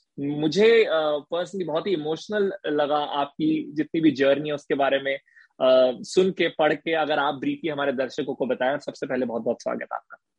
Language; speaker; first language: Hindi; native; Hindi